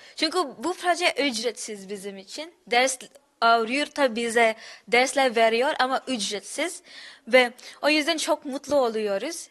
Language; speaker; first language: Turkish; non-native, learner; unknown